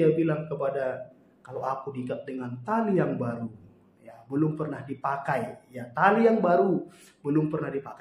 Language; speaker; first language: Indonesian; native; Indonesian